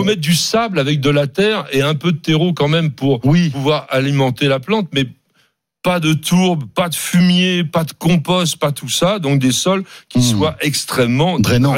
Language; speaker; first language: French; native; French